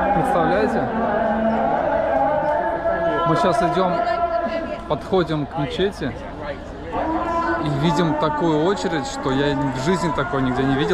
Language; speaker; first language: Russian; native; Russian